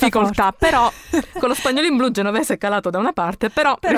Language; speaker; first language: Italian; native; Italian